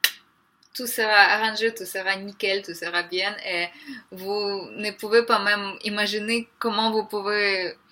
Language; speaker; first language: French; non-native, learner; Ukrainian